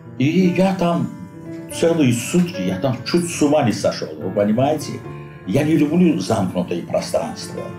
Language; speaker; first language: Russian; non-native, local second language; Azerbaijani